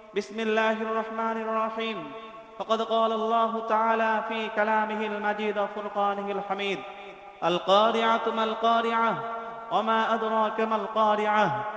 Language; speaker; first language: Arabic; non-native, fluent; Bangla